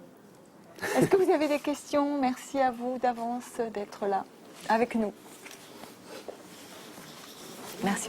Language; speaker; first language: French; native; French